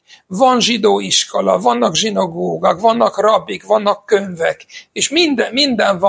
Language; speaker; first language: Hungarian; non-native, fluent; English